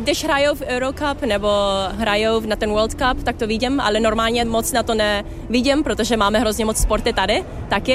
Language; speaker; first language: Czech; early bilingual, other home language; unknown